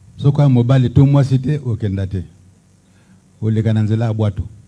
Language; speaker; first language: Lingala; native; Lingala